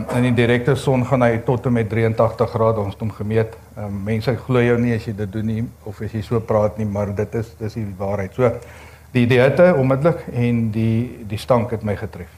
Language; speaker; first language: Afrikaans; native; Afrikaans